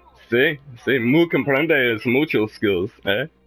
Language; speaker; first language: Spanish; non-native, learner; English